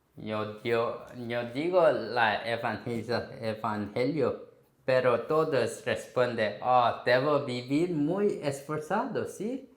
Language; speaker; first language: Spanish; non-native, fluent; Korean